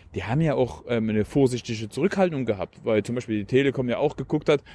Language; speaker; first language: German; native; German